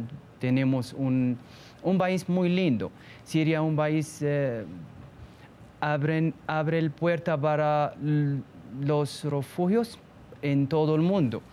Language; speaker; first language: Spanish; non-native, learner; Arabic